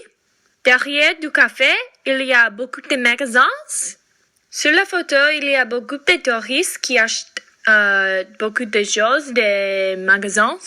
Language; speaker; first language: French; non-native, learner; English